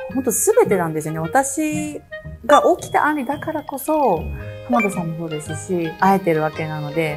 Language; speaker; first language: Japanese; native; Japanese